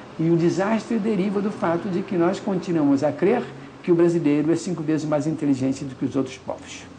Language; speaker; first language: Portuguese; native; Portuguese